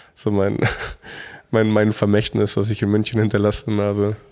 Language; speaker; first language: German; non-native, fluent; Spanish